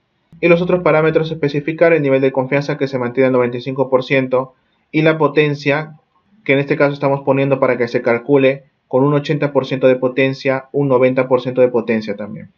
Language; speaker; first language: Spanish; native; Spanish